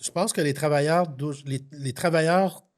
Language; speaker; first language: French; native; French